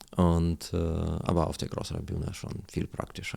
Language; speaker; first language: German; non-native, learner; Russian